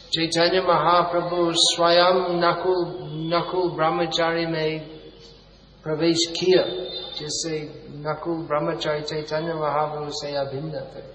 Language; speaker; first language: Hindi; non-native, fluent; English